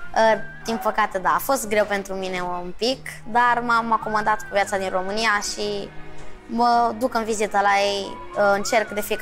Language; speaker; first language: Romanian; early bilingual, heritage; Romanian